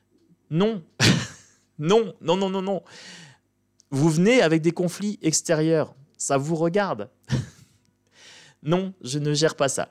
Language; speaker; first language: French; native; French